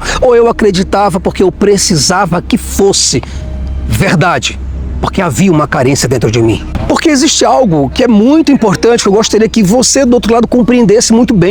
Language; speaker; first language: Portuguese; native; Portuguese